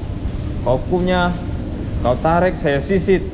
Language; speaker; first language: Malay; non-native, local second language; Javanese